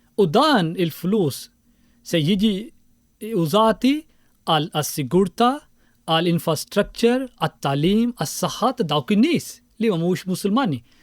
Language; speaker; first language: Maltese; non-native, fluent; Urdu